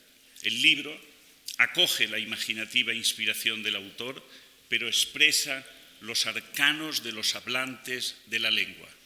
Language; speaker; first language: Spanish; native; Spanish